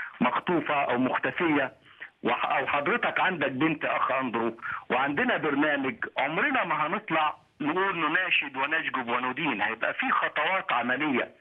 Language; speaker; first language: Arabic; native; Arabic